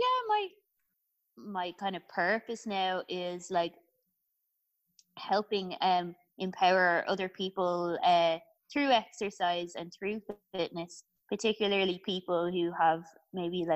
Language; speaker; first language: English; native; English